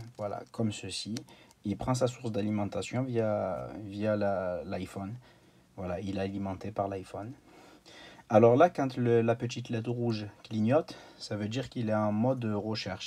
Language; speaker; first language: French; native; French